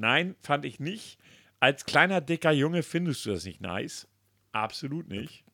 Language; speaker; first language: German; native; German